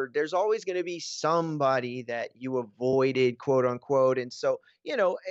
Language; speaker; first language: English; native; English